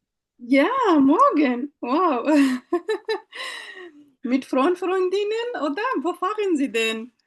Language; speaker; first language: German; non-native, fluent; Bangla